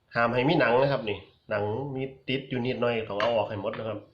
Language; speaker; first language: Thai; non-native, local second language; Northeastern Thai